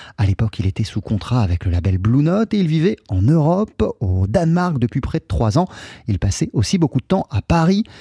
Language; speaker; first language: French; native; French